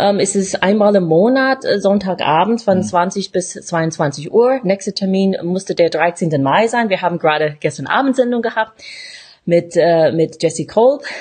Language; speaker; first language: German; non-native, fluent; English